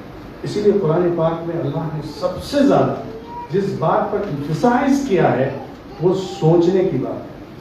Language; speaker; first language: Urdu; native; Urdu